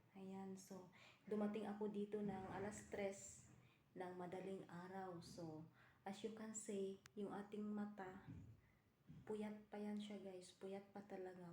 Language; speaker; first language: Filipino; non-native, local second language; Cebuano